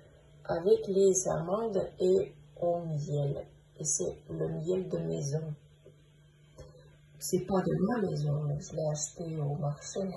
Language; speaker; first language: French; non-native, fluent; Russian